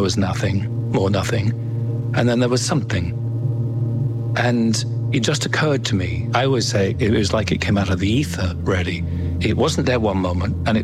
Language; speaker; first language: English; native; English